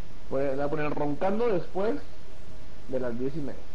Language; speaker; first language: Spanish; early bilingual, heritage; Spanish